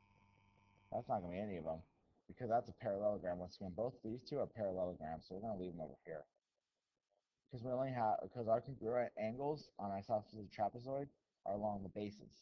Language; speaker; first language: English; native; English